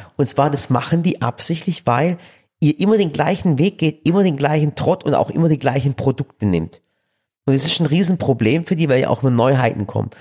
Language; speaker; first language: German; early bilingual, other home language; Turkish